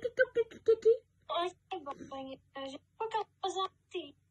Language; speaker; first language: French; native; French